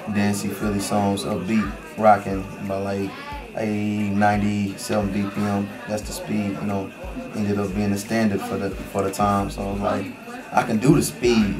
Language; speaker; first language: English; native; English